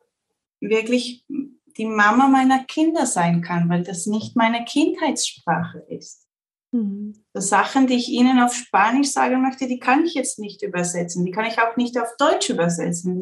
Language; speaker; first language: German; non-native, fluent; Spanish